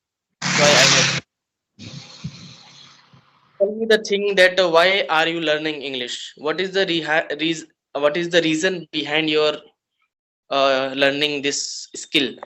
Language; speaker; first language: English; non-native, learner; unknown